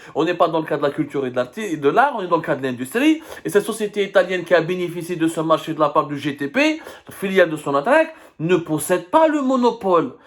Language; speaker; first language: French; non-native, local second language; Arabic